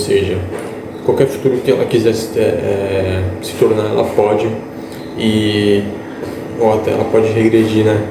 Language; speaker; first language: Portuguese; native; Portuguese